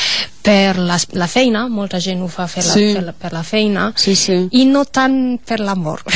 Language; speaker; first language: Catalan; non-native, fluent; German